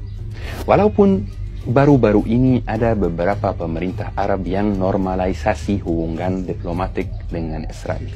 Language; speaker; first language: Indonesian; non-native, fluent; Arabic